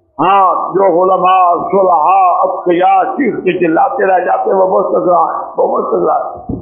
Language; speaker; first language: Urdu; non-native, local second language; Punjabi